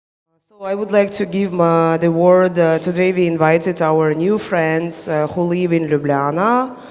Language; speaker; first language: English; non-native, fluent; Slovenian